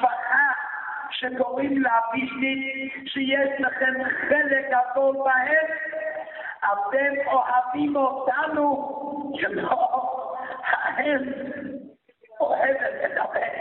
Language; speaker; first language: Hebrew; non-native, fluent; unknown